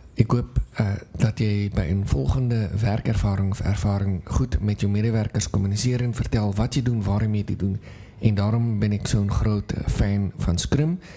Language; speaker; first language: Dutch; non-native, fluent; Afrikaans